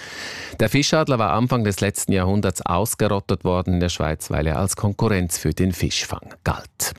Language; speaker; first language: German; native; German